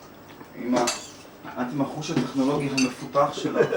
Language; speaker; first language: Hebrew; native; Hebrew